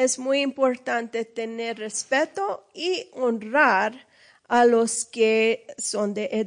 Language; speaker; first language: Spanish; early bilingual, heritage; English